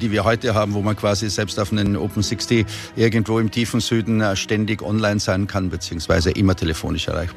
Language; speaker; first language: German; native; German